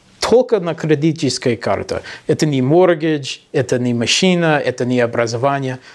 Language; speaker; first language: Russian; non-native, learner; English